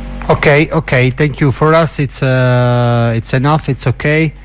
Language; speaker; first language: English; non-native, learner; Italian